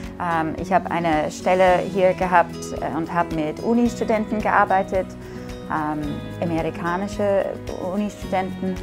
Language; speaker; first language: German; non-native, fluent; English